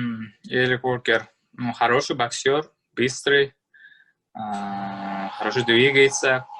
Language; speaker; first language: Russian; non-native, learner; Uzbek